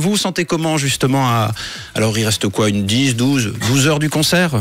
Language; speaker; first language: French; native; French